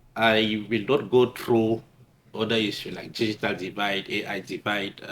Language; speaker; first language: English; non-native, local second language; French